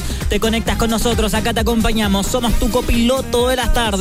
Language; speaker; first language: Spanish; native; Spanish